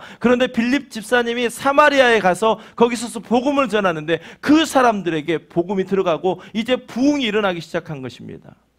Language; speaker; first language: Korean; native; Korean